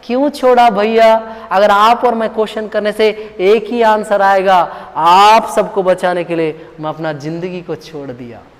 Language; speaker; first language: Hindi; non-native, local second language; Telugu